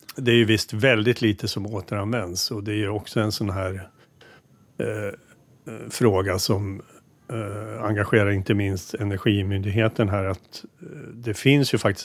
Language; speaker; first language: Swedish; native; Swedish